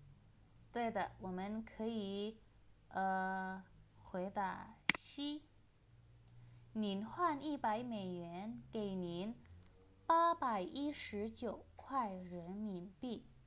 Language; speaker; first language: Chinese; non-native, fluent; Indonesian